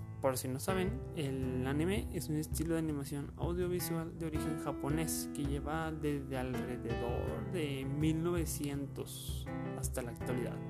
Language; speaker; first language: Spanish; native; Spanish